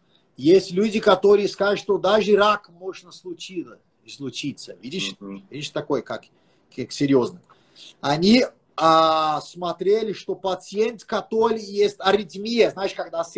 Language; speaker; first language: Russian; non-native, fluent; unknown